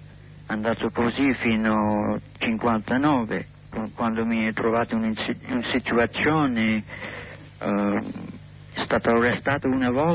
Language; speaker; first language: Italian; non-native, learner; English